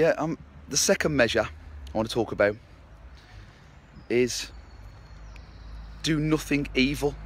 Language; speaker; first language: English; native; English